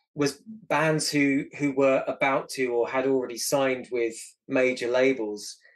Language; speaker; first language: English; native; English